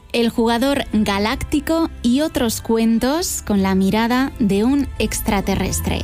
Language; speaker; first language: Spanish; native; Spanish